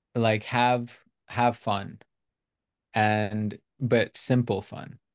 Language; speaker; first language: English; non-native, local second language; Urdu